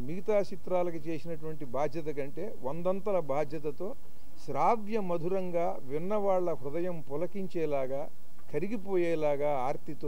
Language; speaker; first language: Telugu; native; Telugu